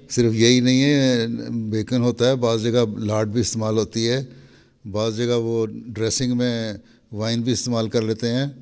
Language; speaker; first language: Urdu; native; Urdu